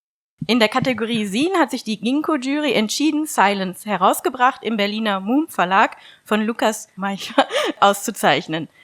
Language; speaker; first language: German; native; German